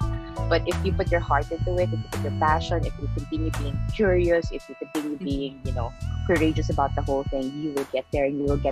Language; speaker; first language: English; non-native, local second language; Filipino